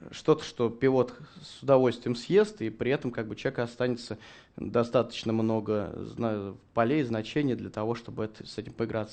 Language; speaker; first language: Russian; native; Russian